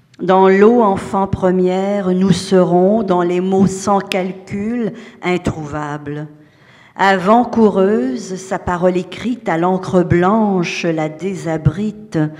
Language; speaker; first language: French; native; French